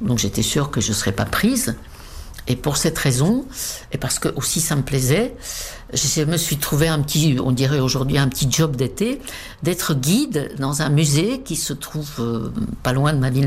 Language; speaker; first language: French; non-native, fluent; Czech